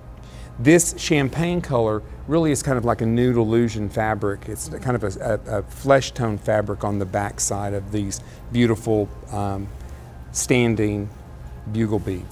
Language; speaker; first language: English; native; English